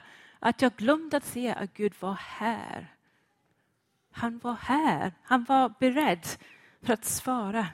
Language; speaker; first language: Swedish; non-native, fluent; English